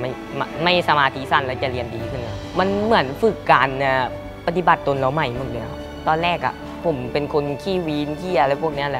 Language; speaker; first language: Thai; native; Thai